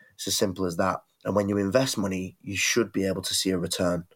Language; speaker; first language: English; native; English